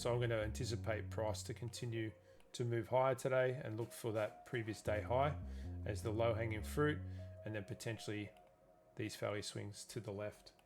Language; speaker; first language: English; native; English